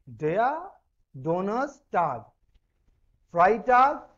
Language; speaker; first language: German; non-native, fluent; Hindi